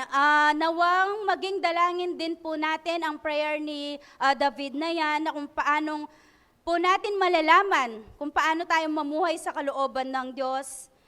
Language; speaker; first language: Filipino; non-native, local second language; Pampanga